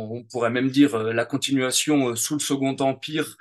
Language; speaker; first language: French; native; French